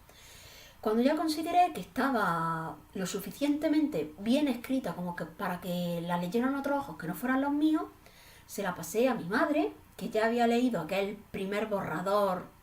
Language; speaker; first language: Spanish; native; Spanish